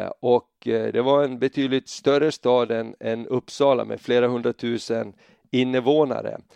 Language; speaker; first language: Swedish; native; Swedish